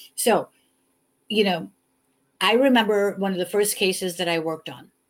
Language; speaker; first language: English; early bilingual, other home language; Hindi